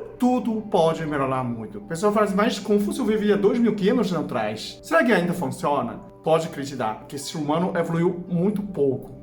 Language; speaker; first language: Portuguese; non-native, fluent; Chinese